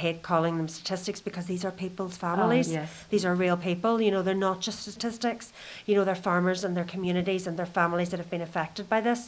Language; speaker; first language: English; native; English